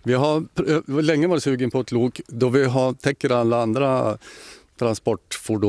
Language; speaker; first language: Swedish; native; Swedish